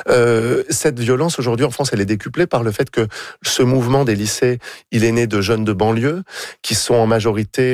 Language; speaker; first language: French; native; French